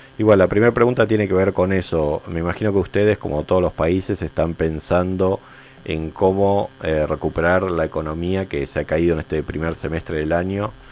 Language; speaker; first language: Spanish; native; Spanish